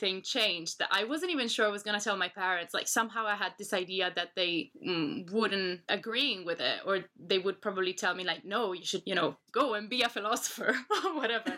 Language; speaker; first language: English; non-native, fluent; Italian